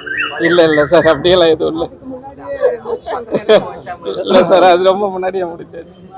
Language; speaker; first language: Tamil; native; Tamil